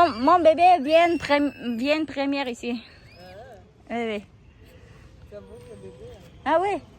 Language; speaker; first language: French; non-native, learner; Kazakh